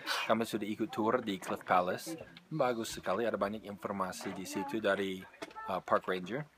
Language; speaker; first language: Indonesian; non-native, fluent; English